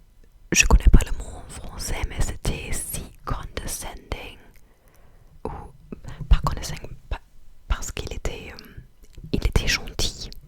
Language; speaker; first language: French; non-native, fluent; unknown